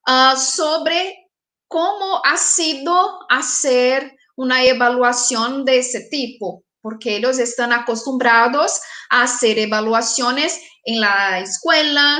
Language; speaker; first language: Spanish; non-native, fluent; Portuguese